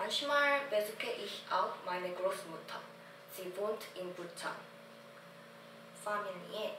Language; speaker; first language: German; non-native, learner; Korean